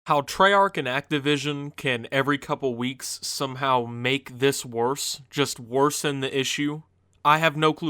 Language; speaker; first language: English; native; English